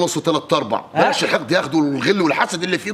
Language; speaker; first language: Arabic; native; Arabic